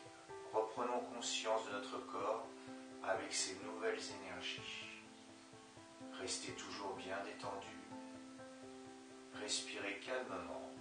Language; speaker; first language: French; native; French